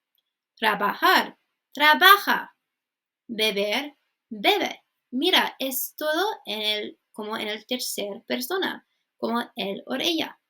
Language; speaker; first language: Spanish; non-native, fluent; English